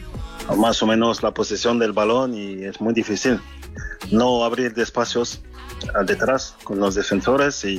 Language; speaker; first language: Spanish; non-native, learner; French